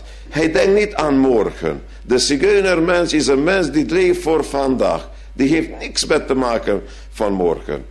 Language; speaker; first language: Dutch; non-native, fluent; Hungarian